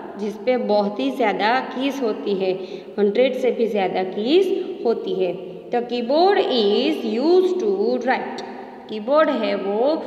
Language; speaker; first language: Hindi; non-native, local second language; Gujarati